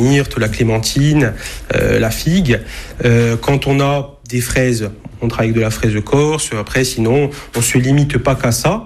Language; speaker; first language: French; native; French